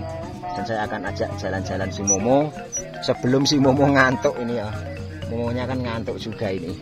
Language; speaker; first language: Indonesian; non-native, local second language; Javanese